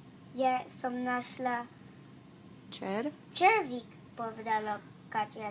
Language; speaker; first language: Slovak; early bilingual, heritage; Slovak